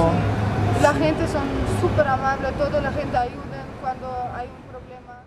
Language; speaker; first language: Spanish; non-native, learner; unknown